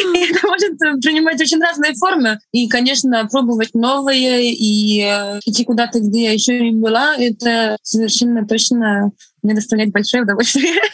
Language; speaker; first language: Russian; non-native, fluent; Estonian